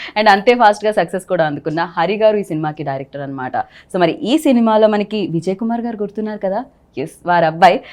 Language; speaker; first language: Telugu; native; Telugu